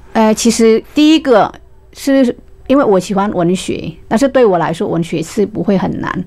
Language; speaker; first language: Chinese; non-native, fluent; Vietnamese